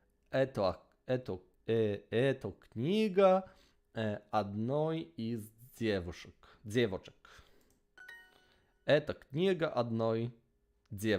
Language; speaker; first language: Russian; non-native, learner; Polish